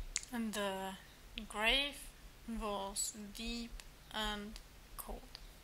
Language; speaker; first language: English; non-native, fluent; German